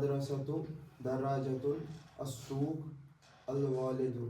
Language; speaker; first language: Arabic; non-native, learner; Urdu